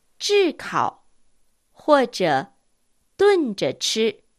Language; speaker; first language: Chinese; non-native, fluent; Japanese